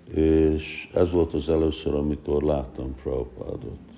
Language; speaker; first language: Hungarian; early bilingual, heritage; Hungarian